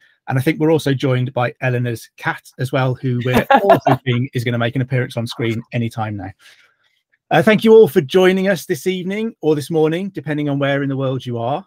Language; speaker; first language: English; native; English